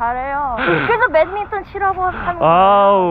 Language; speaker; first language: Korean; non-native, fluent; Filipino